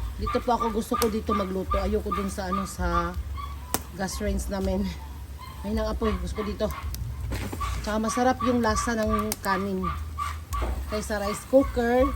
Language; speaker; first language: Filipino; non-native, local second language; Cebuano